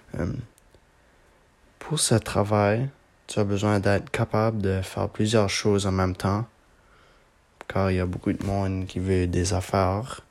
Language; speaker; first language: French; non-native, local second language; English